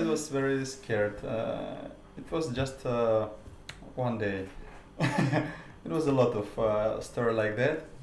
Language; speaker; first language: English; non-native, learner; Russian